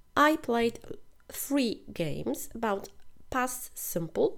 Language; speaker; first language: English; non-native, fluent; Polish